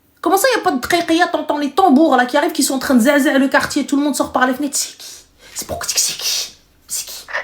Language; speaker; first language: French; early bilingual, other home language; Arabic